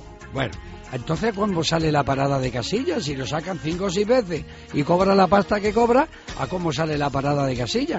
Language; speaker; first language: Spanish; native; Spanish